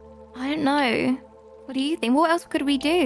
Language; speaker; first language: English; native; English